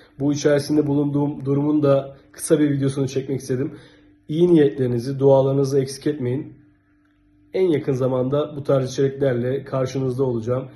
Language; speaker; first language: Turkish; native; Turkish